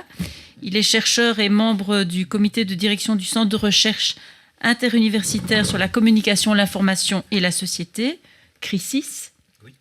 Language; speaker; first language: French; native; French